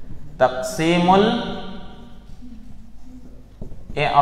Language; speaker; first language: Arabic; non-native, fluent; Indonesian